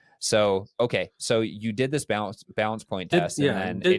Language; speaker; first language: English; native; English